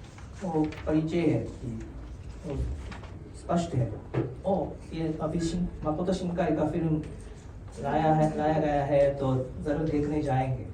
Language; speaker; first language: Hindi; non-native, fluent; Japanese